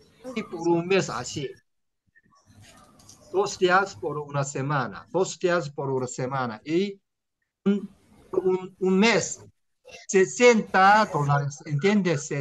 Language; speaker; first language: Spanish; non-native, learner; Korean